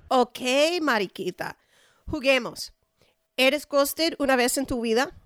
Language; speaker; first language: Spanish; non-native, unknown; English